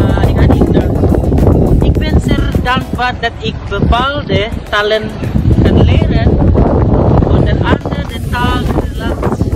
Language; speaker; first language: Dutch; non-native, learner; Indonesian